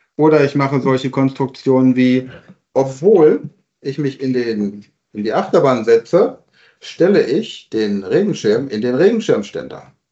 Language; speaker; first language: German; native; German